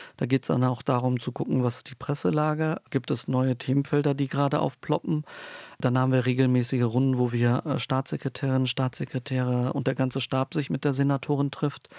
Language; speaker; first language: German; early bilingual, other home language; Turkish